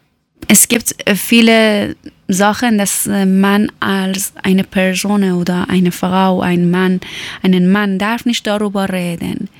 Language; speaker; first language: German; non-native, learner; Persian